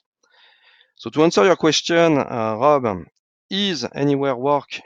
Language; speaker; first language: English; non-native, fluent; French